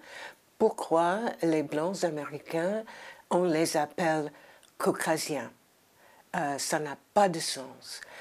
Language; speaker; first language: French; non-native, fluent; English